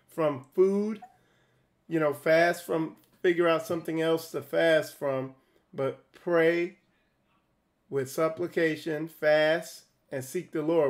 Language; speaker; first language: English; native; English